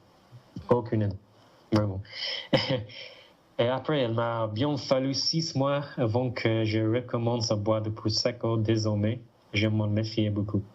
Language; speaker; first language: French; non-native, fluent; English